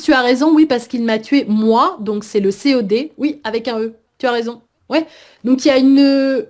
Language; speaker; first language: French; native; French